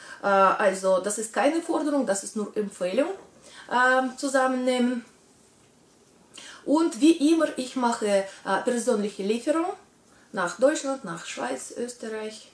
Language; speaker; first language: German; non-native, learner; Russian